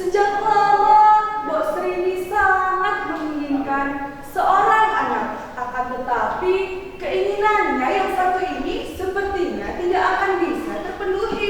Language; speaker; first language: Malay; non-native, local second language; Javanese